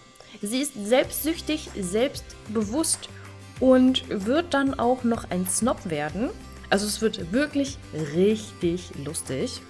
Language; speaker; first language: German; native; German